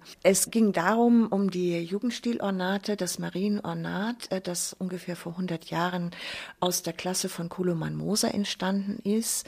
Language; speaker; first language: German; native; German